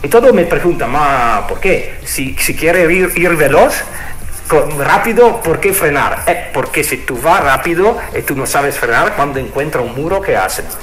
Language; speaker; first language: Spanish; non-native, fluent; Italian